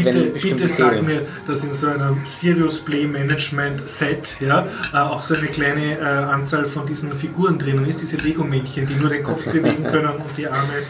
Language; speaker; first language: German; native; German